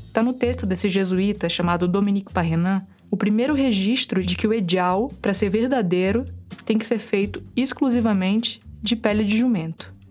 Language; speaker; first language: Portuguese; native; Portuguese